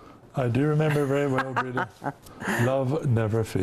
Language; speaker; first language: English; native; English